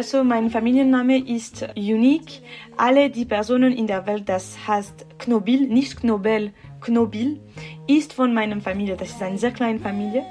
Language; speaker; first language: German; non-native, learner; French